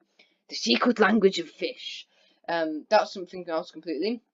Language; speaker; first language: English; native; English